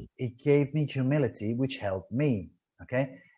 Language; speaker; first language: English; non-native, fluent; Italian